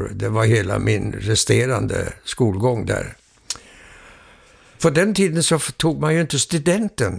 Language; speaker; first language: Swedish; early bilingual, heritage; Swedish